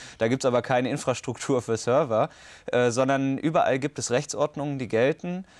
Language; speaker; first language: German; native; German